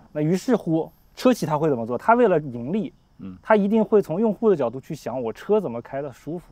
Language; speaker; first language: Chinese; native; Chinese